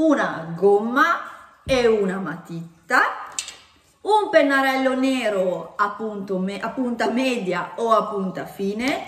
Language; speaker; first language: Italian; native; Italian